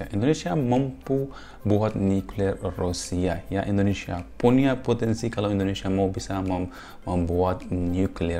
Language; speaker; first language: Indonesian; non-native, fluent; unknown